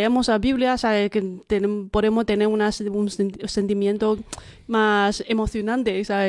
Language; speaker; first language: Spanish; non-native, fluent; Chinese